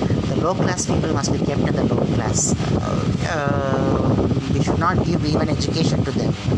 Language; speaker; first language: English; non-native, local second language; Tamil